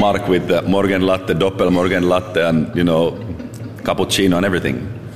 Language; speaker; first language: English; non-native, fluent; Finnish